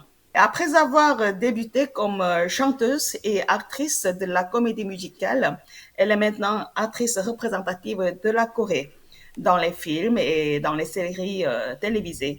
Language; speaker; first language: French; non-native, fluent; Korean